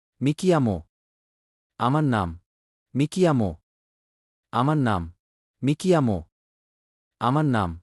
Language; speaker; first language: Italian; non-native, learner; Bangla